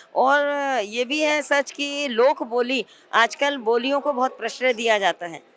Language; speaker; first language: Hindi; native; Hindi